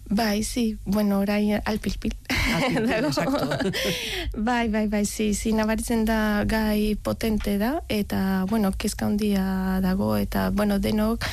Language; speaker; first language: Basque; non-native, learner; Spanish